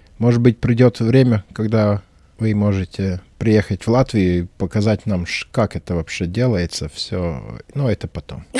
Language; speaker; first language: Russian; non-native, local second language; Latvian